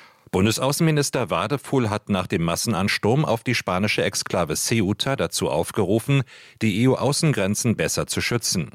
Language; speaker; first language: German; native; German